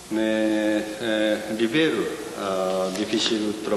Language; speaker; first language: French; non-native, learner; Japanese